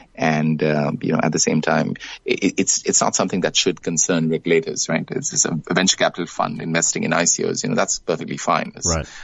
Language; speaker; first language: English; non-native, local second language; Bangla